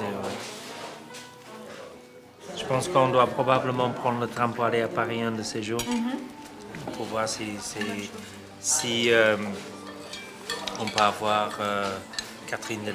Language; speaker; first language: French; non-native, fluent; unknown